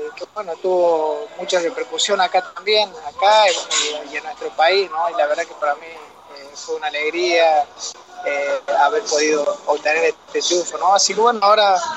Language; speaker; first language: Spanish; native; Spanish